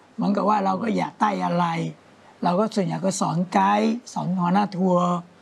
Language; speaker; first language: Thai; non-native, fluent; Chinese